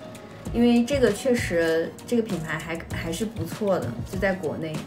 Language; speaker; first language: Chinese; native; Chinese